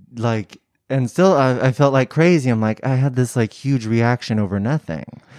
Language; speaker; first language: English; native; English